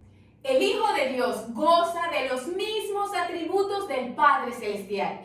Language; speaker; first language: Spanish; native; Spanish